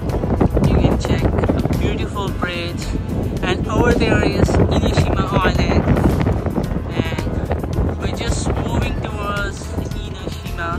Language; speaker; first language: English; non-native, local second language; Urdu